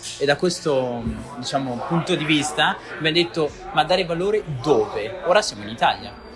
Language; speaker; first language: Italian; early bilingual, other home language; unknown